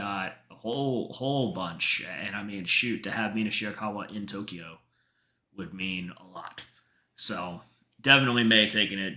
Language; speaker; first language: English; native; English